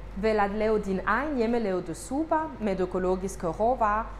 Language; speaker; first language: Danish; non-native, fluent; French